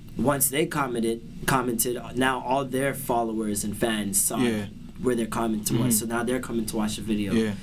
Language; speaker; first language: English; native; English